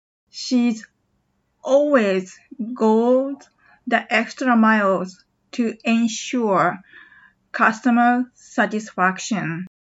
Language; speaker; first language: English; non-native, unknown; Japanese